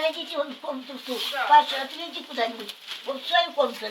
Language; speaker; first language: Russian; native; Russian